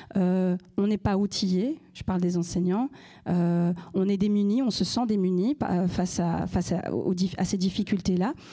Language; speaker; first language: French; native; French